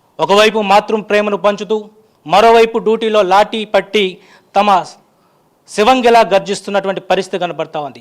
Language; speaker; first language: Telugu; native; Telugu